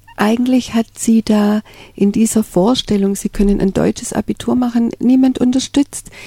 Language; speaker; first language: German; native; German